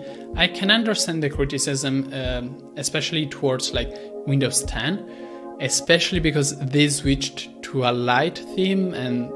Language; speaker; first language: English; non-native, fluent; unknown